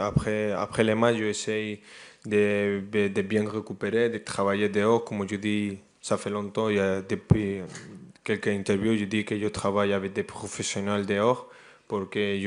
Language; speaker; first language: French; non-native, fluent; Spanish